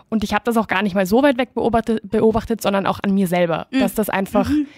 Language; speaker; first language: German; non-native, fluent; Spanish